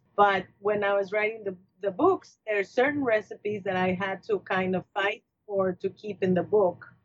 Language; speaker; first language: English; non-native, fluent; Spanish